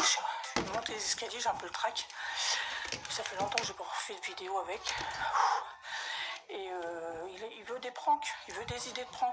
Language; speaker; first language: French; native; French